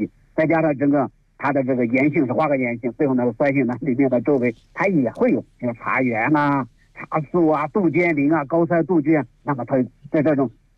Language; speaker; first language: Chinese; native; Chinese